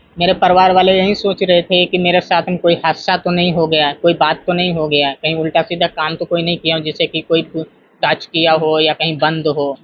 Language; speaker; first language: Hindi; native; Hindi